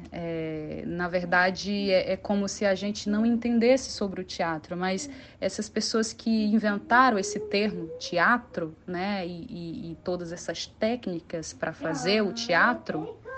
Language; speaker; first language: Portuguese; non-native, local second language; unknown